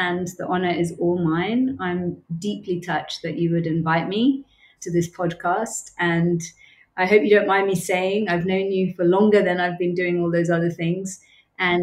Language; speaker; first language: English; native; English